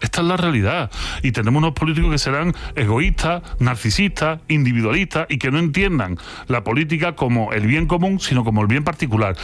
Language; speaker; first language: Spanish; native; Spanish